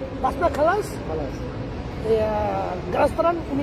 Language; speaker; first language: Arabic; non-native, learner; Bangla